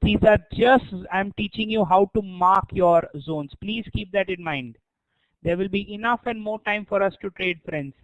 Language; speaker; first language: English; non-native, local second language; Hindi